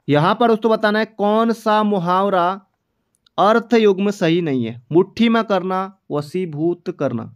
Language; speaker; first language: Hindi; native; Hindi